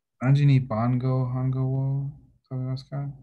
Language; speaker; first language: Japanese; non-native, learner; English